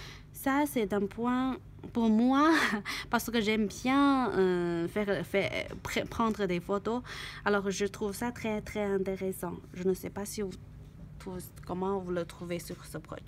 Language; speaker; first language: French; non-native, learner; Chinese